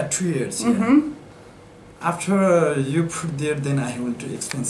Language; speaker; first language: English; non-native, learner; Nepali